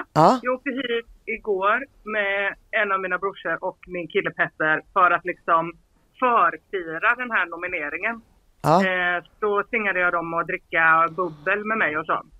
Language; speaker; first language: Swedish; native; Swedish